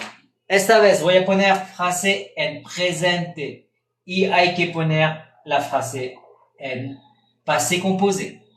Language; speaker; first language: Spanish; non-native, fluent; French